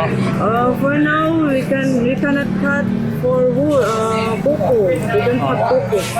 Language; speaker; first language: English; non-native, learner; Cebuano